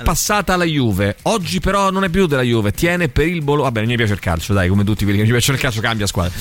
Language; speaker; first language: Italian; native; Italian